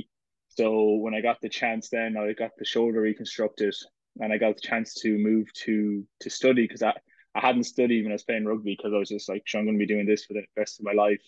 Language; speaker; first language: English; native; English